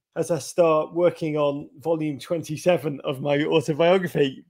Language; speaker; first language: English; native; English